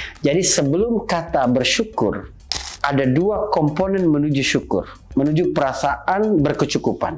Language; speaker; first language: Indonesian; native; Indonesian